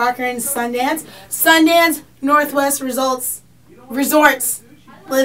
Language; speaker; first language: English; native; English